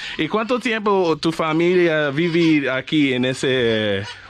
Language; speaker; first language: Spanish; non-native, learner; English